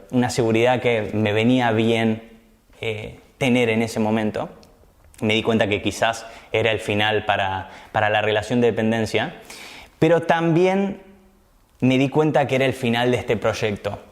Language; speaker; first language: Spanish; native; Spanish